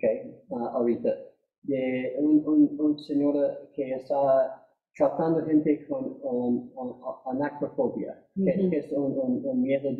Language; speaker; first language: Spanish; non-native, fluent; English